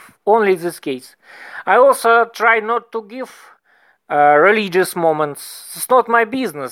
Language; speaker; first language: English; non-native, learner; Russian